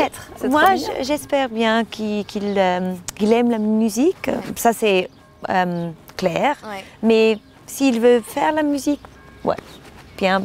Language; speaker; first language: French; non-native, learner; German